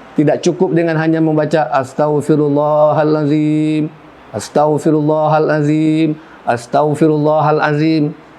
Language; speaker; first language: Malay; non-native, local second language; Minangkabau